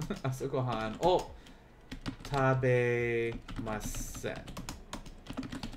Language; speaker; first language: Japanese; non-native, fluent; English